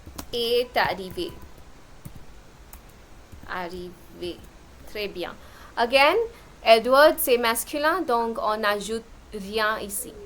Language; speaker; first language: French; non-native, fluent; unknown